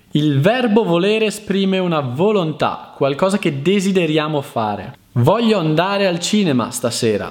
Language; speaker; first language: Italian; native; Italian